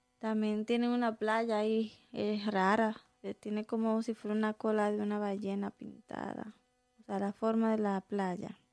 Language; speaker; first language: Spanish; native; Spanish